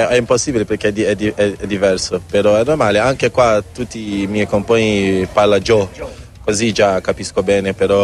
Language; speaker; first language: Italian; non-native, learner; Portuguese